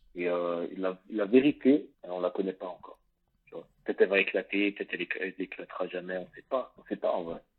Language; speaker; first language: French; native; French